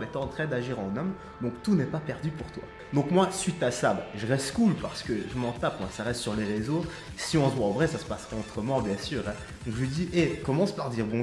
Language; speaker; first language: French; native; French